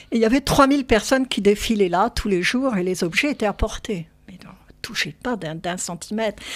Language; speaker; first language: French; native; French